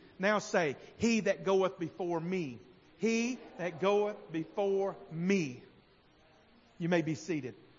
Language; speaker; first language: English; native; English